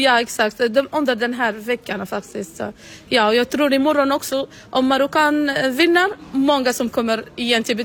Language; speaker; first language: Swedish; non-native, learner; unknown